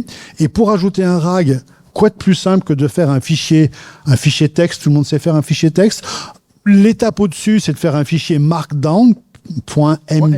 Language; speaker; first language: French; native; French